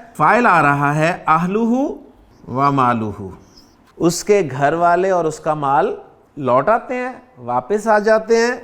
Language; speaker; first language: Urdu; native; Urdu